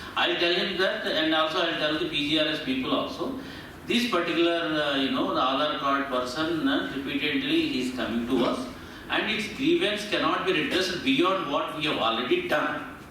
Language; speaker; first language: English; non-native, local second language; Telugu